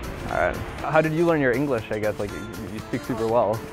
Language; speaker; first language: English; native; English